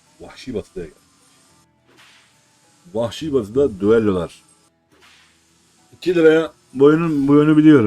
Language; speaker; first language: Turkish; native; Turkish